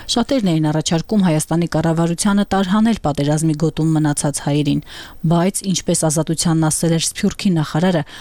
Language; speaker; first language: Armenian; native; Armenian